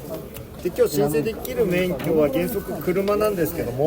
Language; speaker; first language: Japanese; native; Japanese